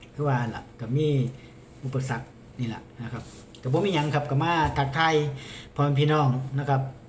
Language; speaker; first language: Thai; native; Thai